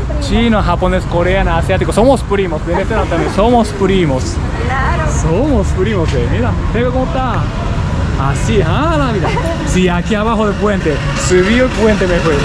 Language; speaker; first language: Spanish; non-native, learner; Japanese